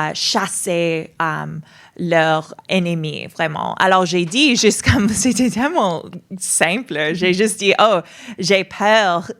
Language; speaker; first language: French; non-native, fluent; English